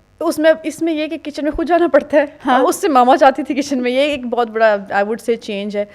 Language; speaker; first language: Urdu; native; Urdu